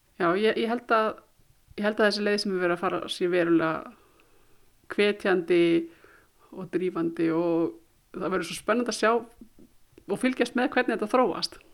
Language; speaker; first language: Icelandic; native; Icelandic